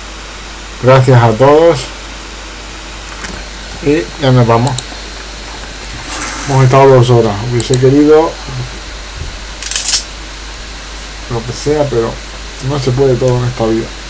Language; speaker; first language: Spanish; native; Spanish